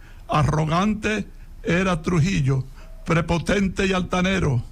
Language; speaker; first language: Spanish; native; Spanish